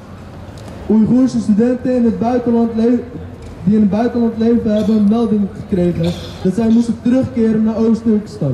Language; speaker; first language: Dutch; early bilingual, other home language; Uyghur